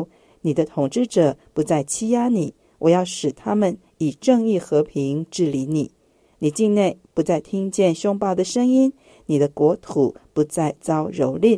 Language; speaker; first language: Chinese; native; Chinese